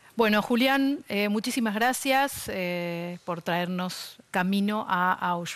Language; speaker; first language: Spanish; native; Spanish